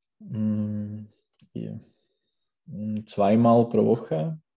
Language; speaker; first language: German; non-native, learner; Czech